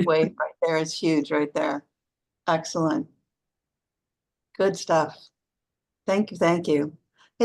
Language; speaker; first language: English; native; English